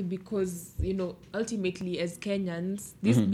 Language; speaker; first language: English; non-native, local second language; Luo (Kenya and Tanzania)